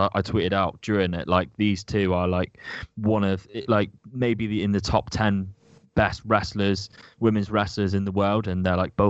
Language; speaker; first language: English; native; English